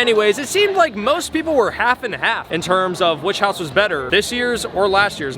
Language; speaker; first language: English; native; English